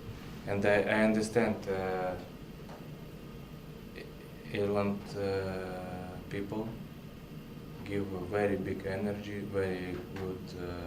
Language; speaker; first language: English; non-native, learner; Russian